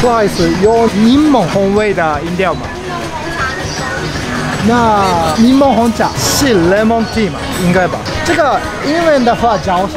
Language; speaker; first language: Chinese; non-native, fluent; Japanese